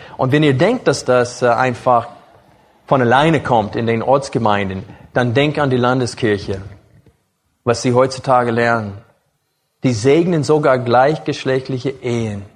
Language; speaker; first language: German; non-native, fluent; English